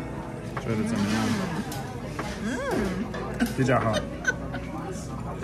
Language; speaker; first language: Chinese; non-native, learner; English